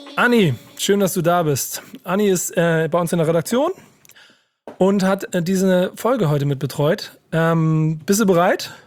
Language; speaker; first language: German; native; German